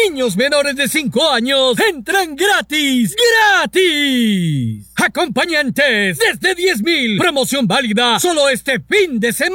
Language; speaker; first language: Spanish; native; Spanish